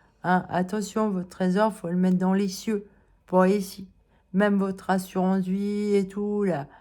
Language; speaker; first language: French; native; French